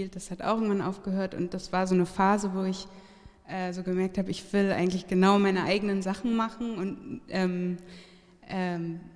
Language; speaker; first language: German; native; German